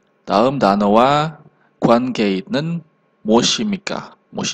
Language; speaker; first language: Korean; non-native, learner; Indonesian